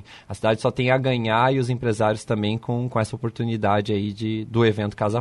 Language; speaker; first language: Portuguese; native; Portuguese